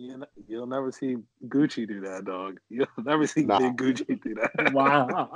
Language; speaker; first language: English; native; English